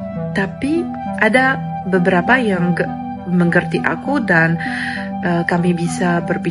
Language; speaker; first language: Indonesian; non-native, fluent; English